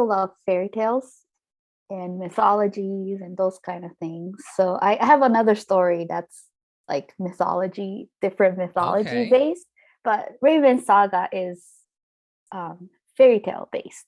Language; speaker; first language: English; non-native, fluent; Japanese